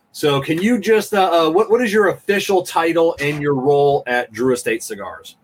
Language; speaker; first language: English; native; English